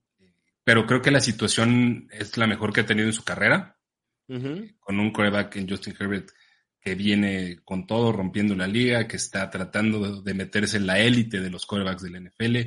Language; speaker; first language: Spanish; native; Spanish